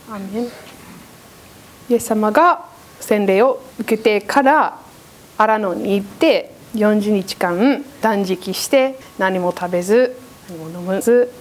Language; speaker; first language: Japanese; non-native, fluent; English